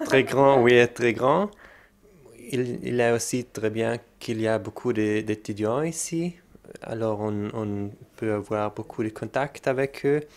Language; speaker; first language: French; non-native, fluent; German